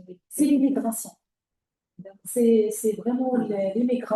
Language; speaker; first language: French; non-native, local second language; Arabic